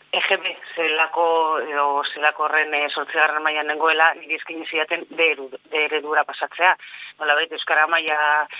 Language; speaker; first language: Basque; non-native, local second language; Spanish